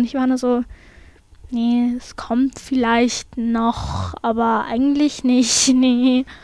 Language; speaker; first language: German; early bilingual, other home language; Persian